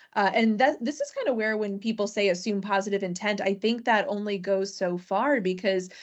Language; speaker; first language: English; native; English